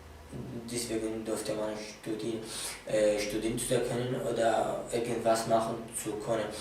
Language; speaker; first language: German; early bilingual, other home language; Arabic